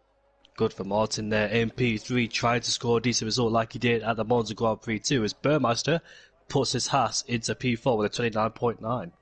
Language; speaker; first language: English; native; English